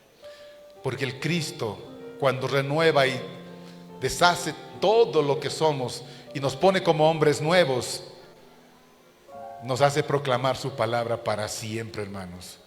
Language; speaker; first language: Spanish; native; Spanish